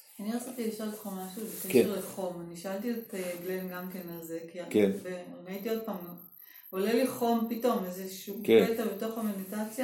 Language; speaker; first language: Hebrew; native; Hebrew